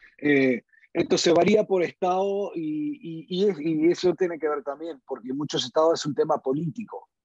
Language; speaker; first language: Spanish; early bilingual, heritage; Spanish